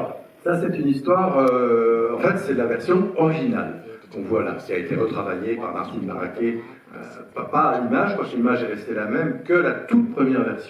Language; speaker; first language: French; native; French